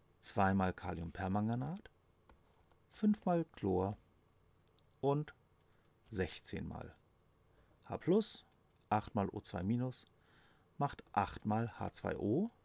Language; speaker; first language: German; native; German